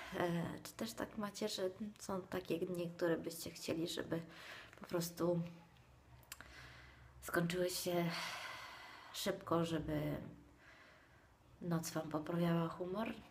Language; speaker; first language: Polish; non-native, fluent; Italian